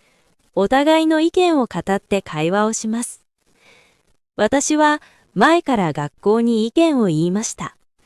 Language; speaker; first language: Japanese; non-native, fluent; Korean